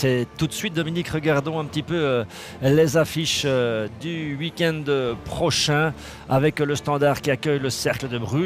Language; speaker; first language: French; native; French